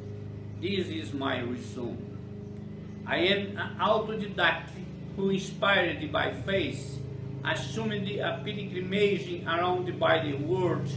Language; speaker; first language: English; non-native, fluent; Portuguese